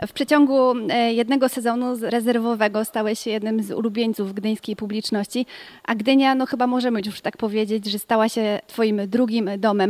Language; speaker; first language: Polish; native; Polish